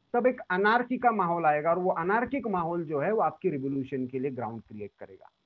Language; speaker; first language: Hindi; non-native, local second language; Marathi